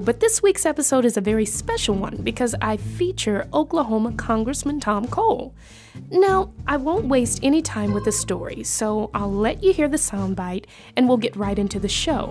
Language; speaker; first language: English; native; English